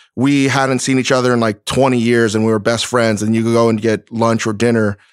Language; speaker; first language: English; native; English